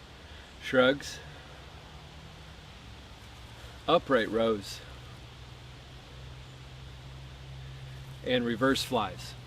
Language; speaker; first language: English; native; English